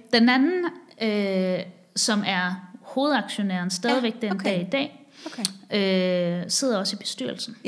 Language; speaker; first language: Danish; native; Danish